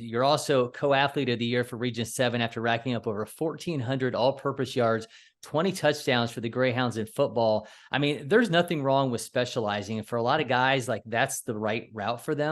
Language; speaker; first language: English; native; English